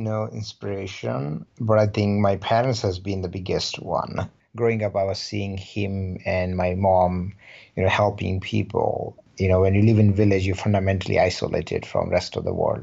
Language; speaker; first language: English; non-native, local second language; Rajasthani